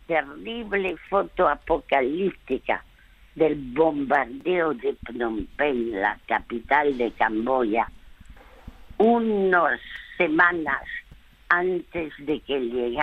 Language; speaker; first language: Spanish; early bilingual, other home language; French